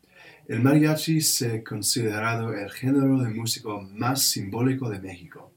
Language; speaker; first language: Spanish; non-native, learner; English